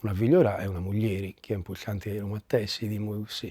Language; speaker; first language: Italian; native; Italian